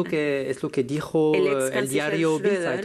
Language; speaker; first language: Spanish; non-native, fluent; French